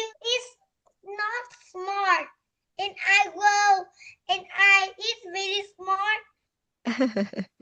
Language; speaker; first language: English; non-native, learner; Vietnamese